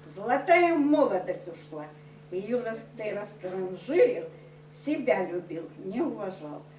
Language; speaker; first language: Russian; non-native, local second language; Ukrainian